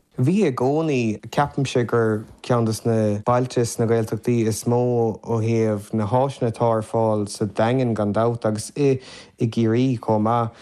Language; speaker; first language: Irish; non-native, local second language; English